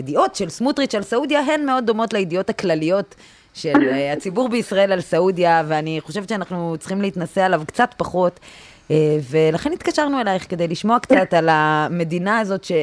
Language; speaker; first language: Hebrew; native; Hebrew